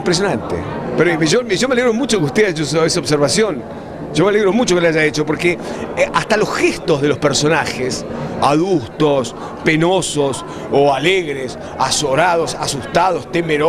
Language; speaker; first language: Spanish; native; Spanish